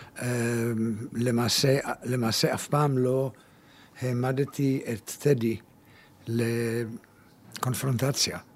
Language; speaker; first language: Hebrew; early bilingual, other home language; German